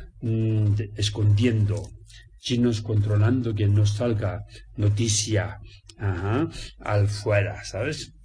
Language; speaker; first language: Spanish; non-native, learner; Tibetan